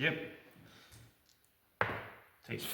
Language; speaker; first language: English; native; English